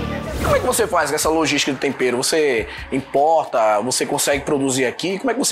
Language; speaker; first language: Portuguese; native; Portuguese